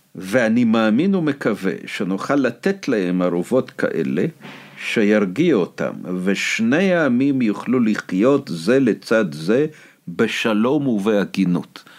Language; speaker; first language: Hebrew; non-native, fluent; Russian